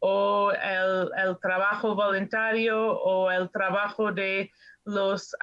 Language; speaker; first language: Spanish; non-native, learner; English